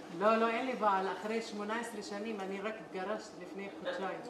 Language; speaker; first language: Hebrew; non-native, local second language; Arabic